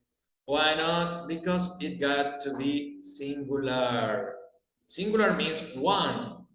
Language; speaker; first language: English; non-native, fluent; Spanish